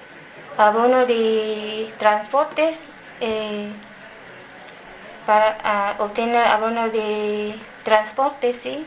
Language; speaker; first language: Spanish; non-native, learner; Filipino